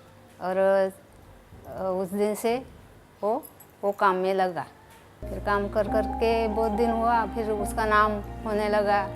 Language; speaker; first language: Hindi; non-native, local second language; Marathi